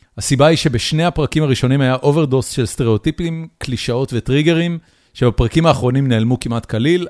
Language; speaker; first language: Hebrew; native; Hebrew